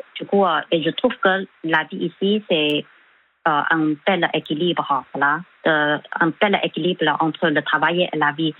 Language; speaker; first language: French; non-native, fluent; Chinese